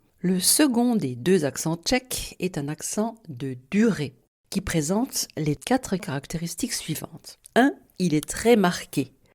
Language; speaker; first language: French; native; French